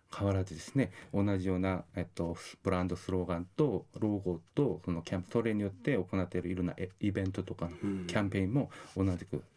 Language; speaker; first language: Japanese; non-native, fluent; Korean